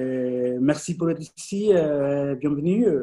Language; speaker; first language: French; non-native, fluent; Spanish